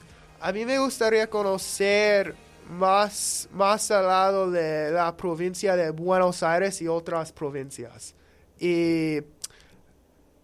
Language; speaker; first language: Spanish; non-native, learner; English